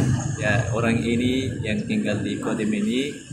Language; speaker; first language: Indonesian; non-native, learner; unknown